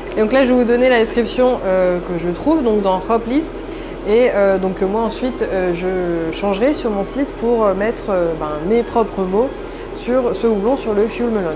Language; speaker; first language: French; native; French